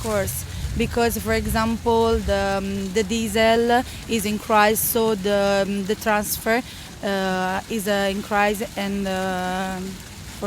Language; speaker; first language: English; non-native, learner; Italian